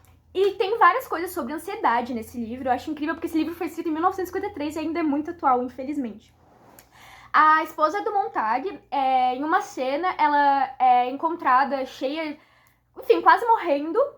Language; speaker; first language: Portuguese; native; Portuguese